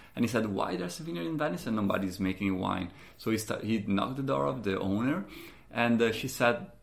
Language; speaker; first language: English; non-native, fluent; Italian